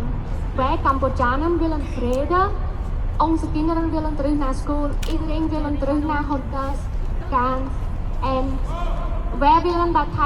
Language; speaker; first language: Dutch; non-native, learner; Khmer